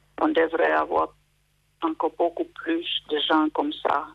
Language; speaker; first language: French; non-native, fluent; Finnish